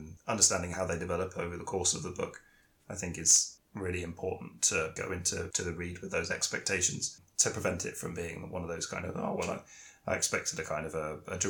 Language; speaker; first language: English; native; English